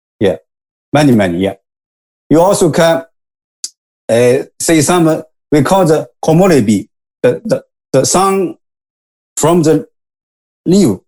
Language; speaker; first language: English; non-native, learner; Japanese